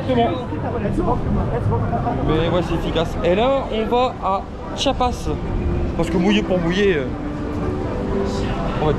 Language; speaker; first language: French; native; French